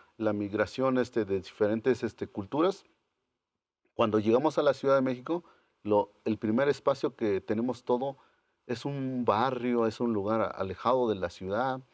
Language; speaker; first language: Spanish; non-native, local second language; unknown